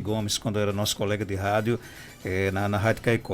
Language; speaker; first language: Portuguese; native; Portuguese